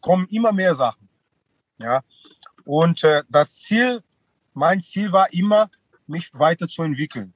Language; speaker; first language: German; non-native, fluent; Portuguese